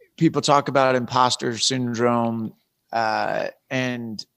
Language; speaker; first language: English; native; English